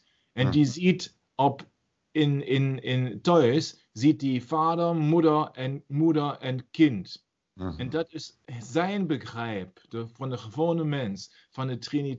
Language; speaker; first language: Dutch; non-native, learner; German